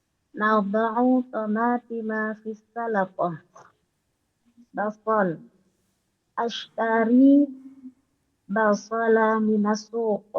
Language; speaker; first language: Arabic; non-native, learner; Indonesian